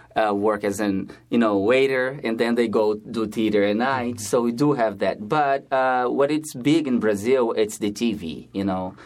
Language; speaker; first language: English; non-native, fluent; Portuguese